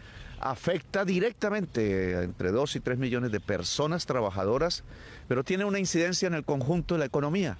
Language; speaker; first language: Spanish; native; Spanish